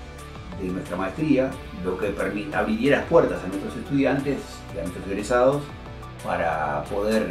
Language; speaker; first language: Spanish; native; Spanish